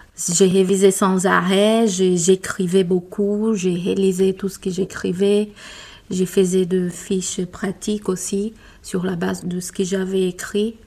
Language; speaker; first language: French; non-native, fluent; Portuguese